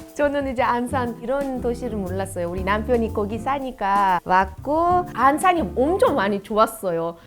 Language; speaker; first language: Korean; non-native, fluent; Uzbek